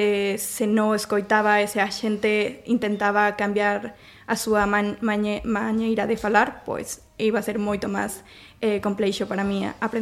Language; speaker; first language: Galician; non-native, learner; Spanish